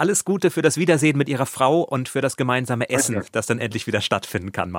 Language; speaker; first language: German; native; German